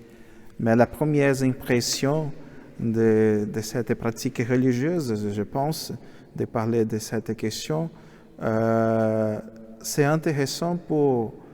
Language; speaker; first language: French; non-native, learner; Portuguese